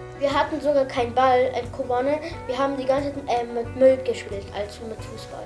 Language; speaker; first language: German; early bilingual, other home language; Kurdish